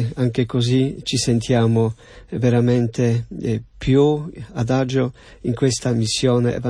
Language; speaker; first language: Italian; non-native, fluent; Polish